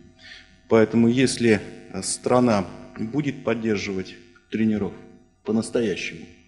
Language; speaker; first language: Russian; native; Russian